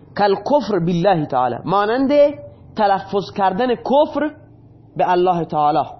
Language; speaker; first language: Persian; non-native, local second language; Baluchi